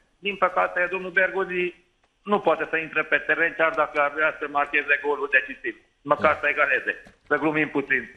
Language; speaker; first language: Romanian; non-native, local second language; Hungarian